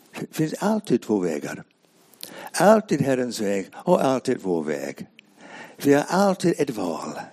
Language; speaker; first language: Swedish; non-native, fluent; English